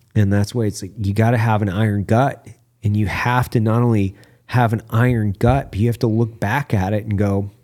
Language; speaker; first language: English; native; English